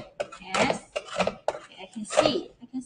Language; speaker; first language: English; non-native, learner; Chinese